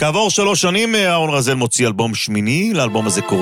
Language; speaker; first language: Hebrew; native; Hebrew